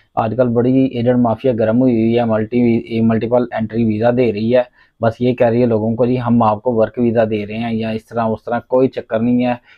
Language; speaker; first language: Urdu; non-native, local second language; Punjabi